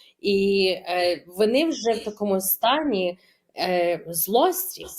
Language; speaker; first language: Ukrainian; early bilingual, heritage; Ukrainian